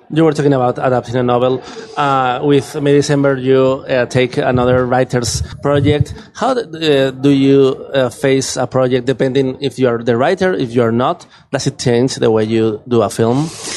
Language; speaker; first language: English; non-native, fluent; Spanish